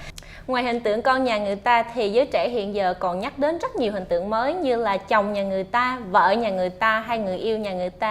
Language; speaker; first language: Vietnamese; native; Vietnamese